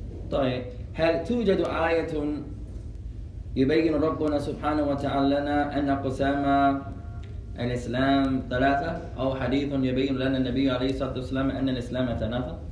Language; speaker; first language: Arabic; native; Arabic